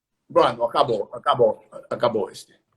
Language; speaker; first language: Spanish; non-native, learner; Portuguese